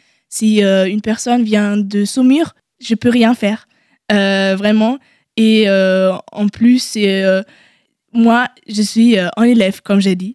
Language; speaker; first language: French; non-native, learner; German